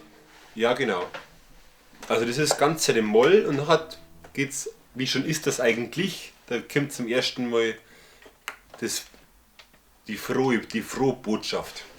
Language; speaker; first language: German; native; German